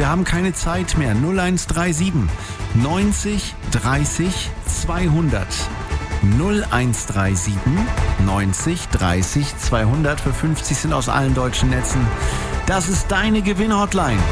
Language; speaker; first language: German; native; German